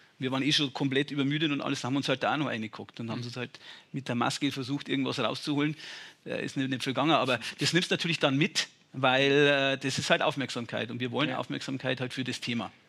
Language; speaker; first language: German; native; German